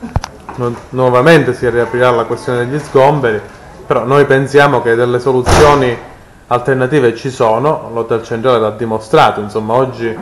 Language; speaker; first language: Italian; native; Italian